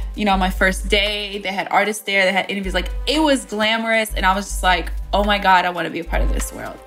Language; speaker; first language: English; early bilingual, other home language; Bosnian